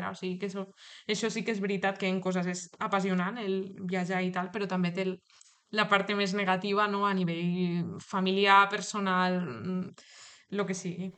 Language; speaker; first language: Catalan; non-native, local second language; Spanish